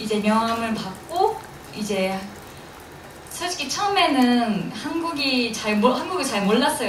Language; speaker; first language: Korean; non-native, fluent; Japanese